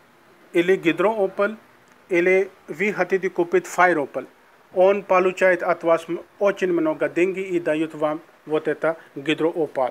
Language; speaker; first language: Russian; non-native, learner; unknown